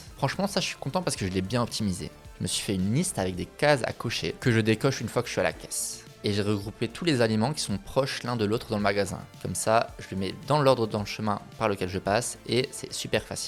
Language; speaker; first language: French; native; French